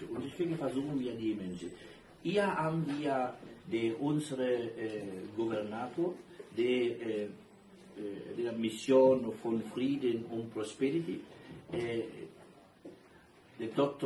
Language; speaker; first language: German; non-native, fluent; Albanian